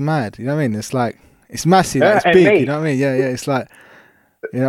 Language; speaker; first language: English; native; English